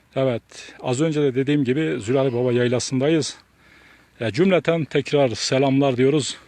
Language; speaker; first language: Turkish; native; Turkish